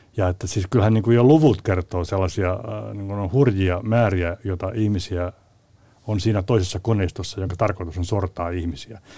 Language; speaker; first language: Finnish; native; Finnish